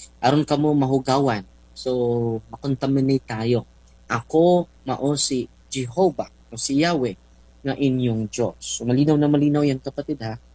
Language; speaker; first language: Filipino; non-native, local second language; Cebuano